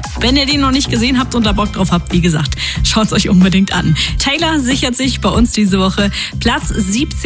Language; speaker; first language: German; native; German